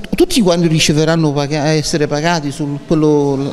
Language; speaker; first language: Italian; early bilingual, other home language; English